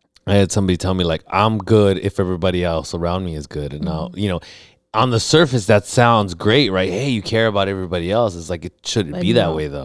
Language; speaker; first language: English; early bilingual, other home language; Spanish